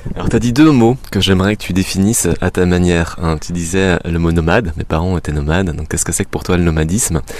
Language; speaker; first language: French; native; French